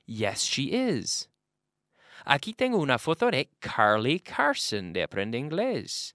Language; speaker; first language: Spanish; non-native, fluent; English